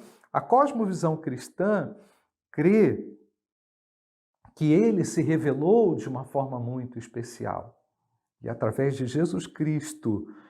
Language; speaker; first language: Portuguese; native; Portuguese